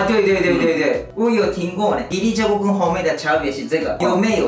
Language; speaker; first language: Chinese; non-native, learner; Japanese